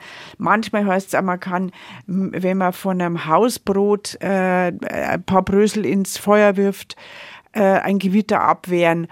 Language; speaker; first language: German; native; German